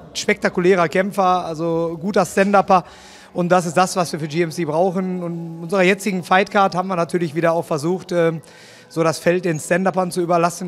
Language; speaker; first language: German; native; German